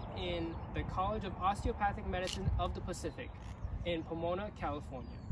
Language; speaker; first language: English; early bilingual, other home language; Chinese